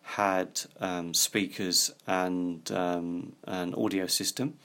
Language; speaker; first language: English; native; English